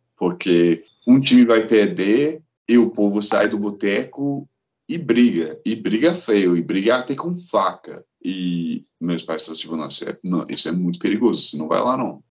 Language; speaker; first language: Portuguese; non-native, fluent; English